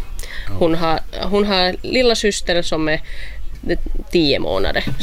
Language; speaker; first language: Swedish; non-native, local second language; Finnish